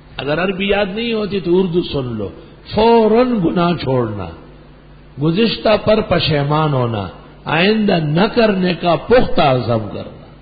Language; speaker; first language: Urdu; non-native, local second language; Pashto